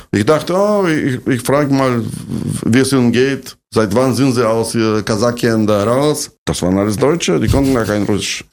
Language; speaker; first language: German; non-native, fluent; Russian